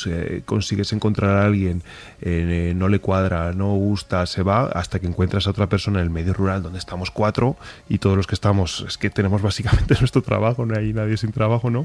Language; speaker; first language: Spanish; native; Spanish